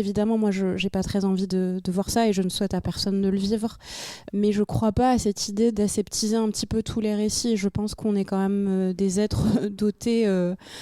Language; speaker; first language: French; native; French